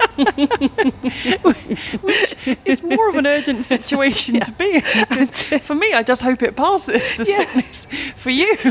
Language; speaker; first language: English; native; English